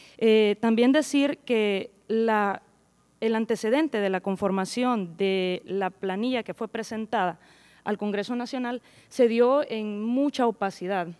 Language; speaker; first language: Spanish; native; Spanish